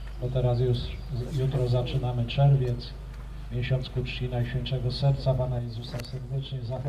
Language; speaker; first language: Polish; native; Polish